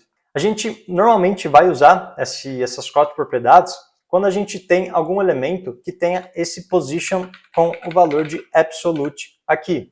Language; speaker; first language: Portuguese; native; Portuguese